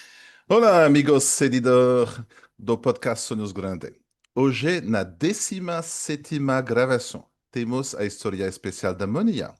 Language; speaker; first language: Portuguese; non-native, fluent; French